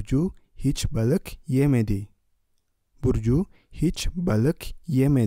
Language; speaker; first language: Turkish; non-native, fluent; Indonesian